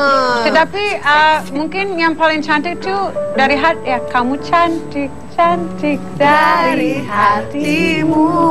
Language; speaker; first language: Indonesian; non-native, fluent; English